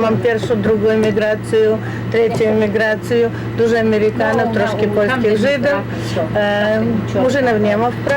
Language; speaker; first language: Polish; non-native, learner; Ukrainian